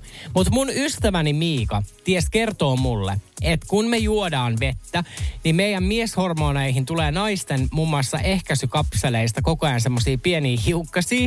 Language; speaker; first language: Finnish; native; Finnish